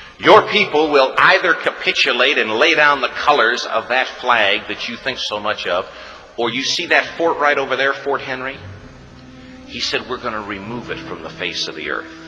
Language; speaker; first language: English; native; English